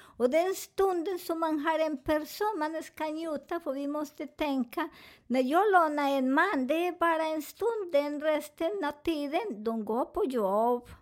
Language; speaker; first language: Swedish; non-native, learner; Spanish